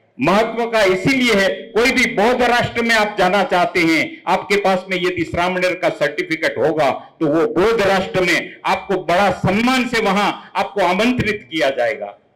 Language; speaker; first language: Hindi; non-native, local second language; Marathi